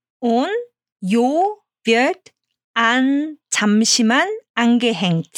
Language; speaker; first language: German; non-native, fluent; Korean